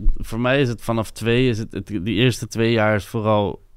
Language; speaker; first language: Dutch; non-native, local second language; French